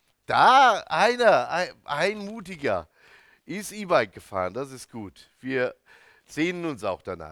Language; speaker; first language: German; native; German